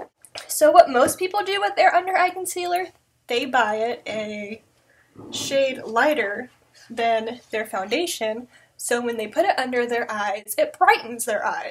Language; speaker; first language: English; native; English